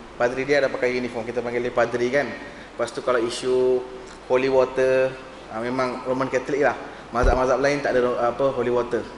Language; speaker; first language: Malay; non-native, local second language; Tamil